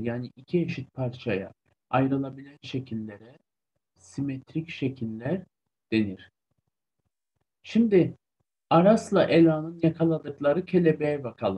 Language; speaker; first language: Turkish; native; Turkish